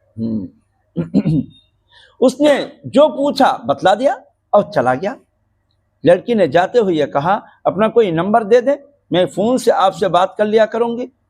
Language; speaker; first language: Urdu; non-native, fluent; Bangla